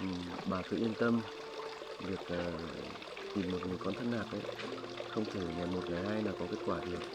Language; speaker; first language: Vietnamese; native; Vietnamese